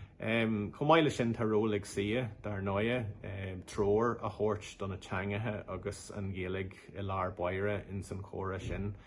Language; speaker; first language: Irish; non-native, local second language; English